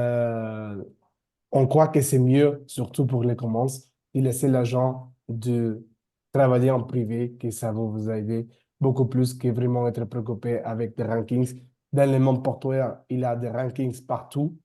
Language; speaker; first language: French; non-native, fluent; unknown